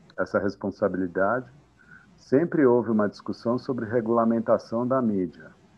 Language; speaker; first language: Portuguese; non-native, fluent; Arabic